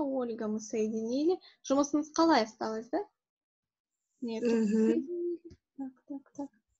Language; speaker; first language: Russian; native; Russian